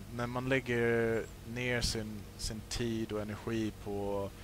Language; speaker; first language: Swedish; native; Swedish